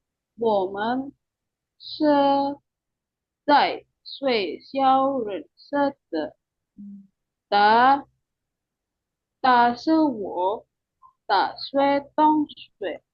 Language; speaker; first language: Chinese; non-native, learner; Indonesian